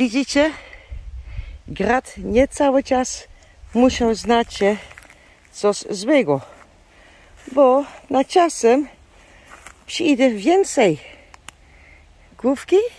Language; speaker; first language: Polish; non-native, learner; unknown